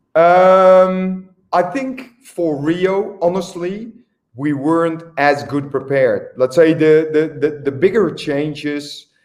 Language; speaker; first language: English; non-native, fluent; Dutch